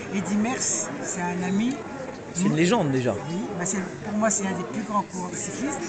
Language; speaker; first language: French; native; French